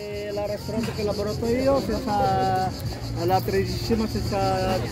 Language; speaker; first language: Italian; non-native, learner; Filipino